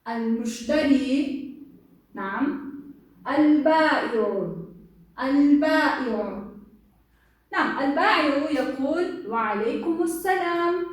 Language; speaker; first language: Arabic; non-native, fluent; Kyrgyz